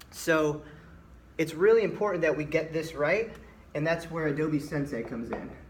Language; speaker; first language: English; native; English